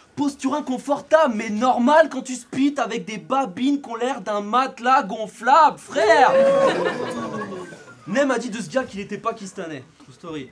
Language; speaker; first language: French; native; French